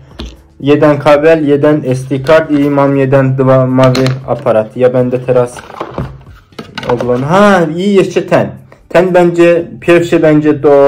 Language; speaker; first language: Polish; non-native, learner; Turkish